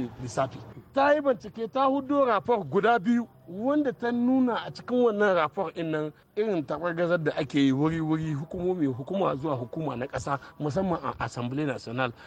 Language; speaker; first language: Hausa; native; Hausa